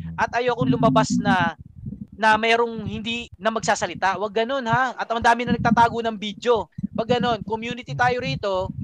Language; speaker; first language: Filipino; native; Filipino